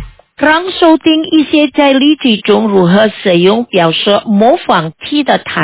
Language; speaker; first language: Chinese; non-native, fluent; Indonesian